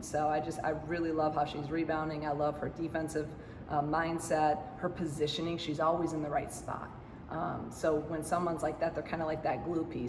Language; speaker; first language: English; native; English